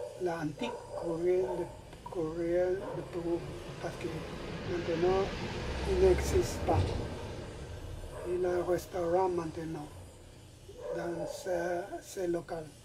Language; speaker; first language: French; non-native, learner; Spanish